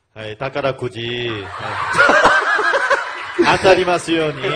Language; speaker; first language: Japanese; non-native, learner; Korean